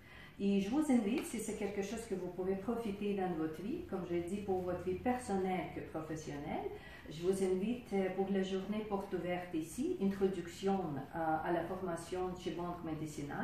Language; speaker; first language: French; non-native, fluent; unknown